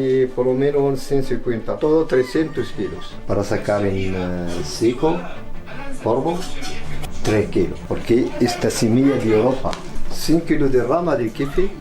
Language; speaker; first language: Spanish; non-native, learner; Arabic